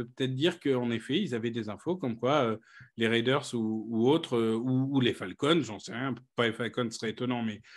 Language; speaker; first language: French; native; French